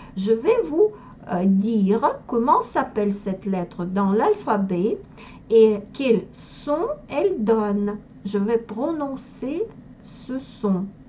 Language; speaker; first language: French; non-native, fluent; Russian